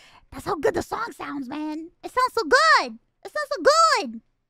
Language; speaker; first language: English; early bilingual, other home language; Spanish